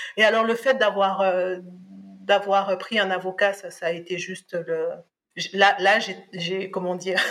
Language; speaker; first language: French; early bilingual, other home language; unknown